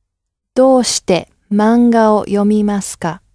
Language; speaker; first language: Japanese; non-native, learner; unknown